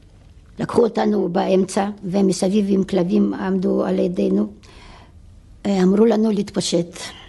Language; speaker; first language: Hebrew; non-native, fluent; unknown